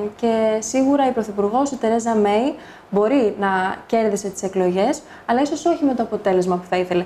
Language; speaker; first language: Greek; native; Greek